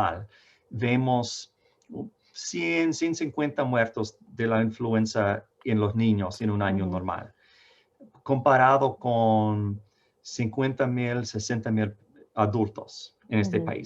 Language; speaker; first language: Spanish; non-native, fluent; English